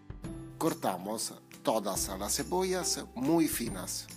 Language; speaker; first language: Spanish; non-native, fluent; Italian